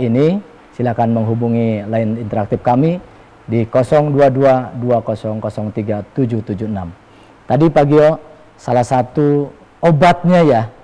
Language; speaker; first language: Indonesian; native; Indonesian